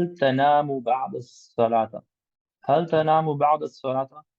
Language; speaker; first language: Arabic; non-native, learner; English